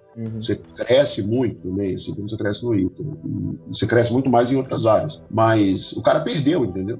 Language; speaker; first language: Portuguese; native; Portuguese